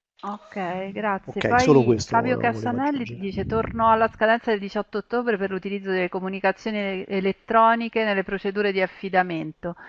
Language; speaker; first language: Italian; native; Italian